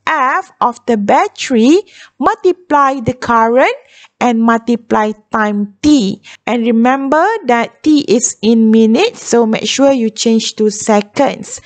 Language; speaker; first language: English; non-native, local second language; Malay